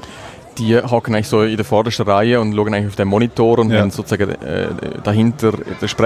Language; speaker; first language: German; native; German